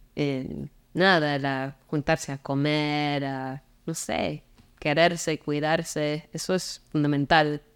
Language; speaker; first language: Spanish; non-native, fluent; English